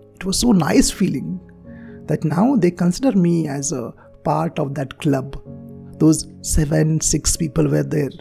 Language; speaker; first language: English; non-native, local second language; Marathi